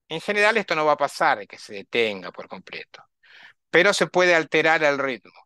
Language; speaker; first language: Spanish; native; Spanish